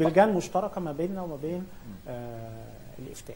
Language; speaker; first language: Arabic; native; Arabic